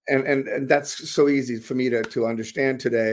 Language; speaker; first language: English; non-native, fluent; Swedish